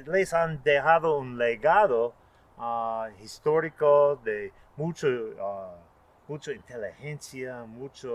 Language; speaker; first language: Spanish; non-native, fluent; English